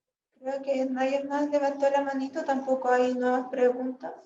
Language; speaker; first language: Spanish; native; Spanish